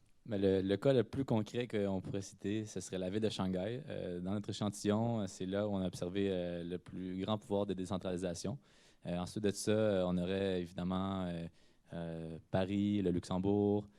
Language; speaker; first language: French; native; French